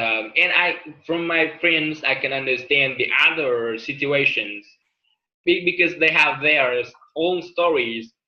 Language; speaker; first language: English; non-native, learner; Vietnamese